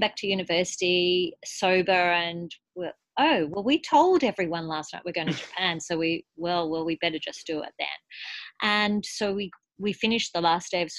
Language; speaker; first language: English; native; English